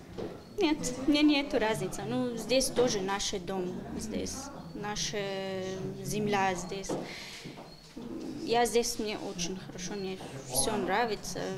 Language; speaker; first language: Russian; non-native, learner; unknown